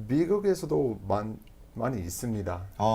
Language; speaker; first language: Korean; non-native, fluent; English